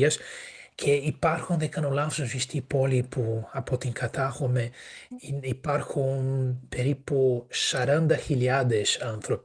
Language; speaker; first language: Greek; non-native, fluent; Portuguese